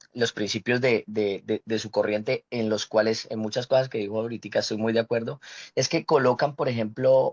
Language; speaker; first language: Spanish; native; Spanish